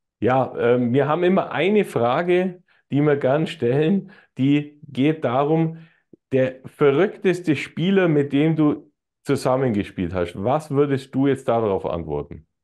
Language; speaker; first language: German; native; German